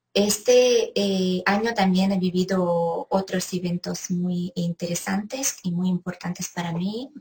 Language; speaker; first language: Spanish; non-native, fluent; Ukrainian